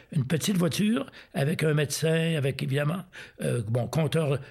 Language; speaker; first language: French; native; French